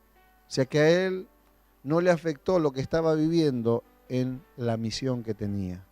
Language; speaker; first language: Spanish; native; Spanish